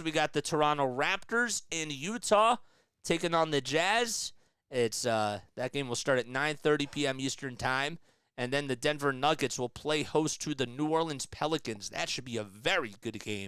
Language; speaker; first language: English; native; English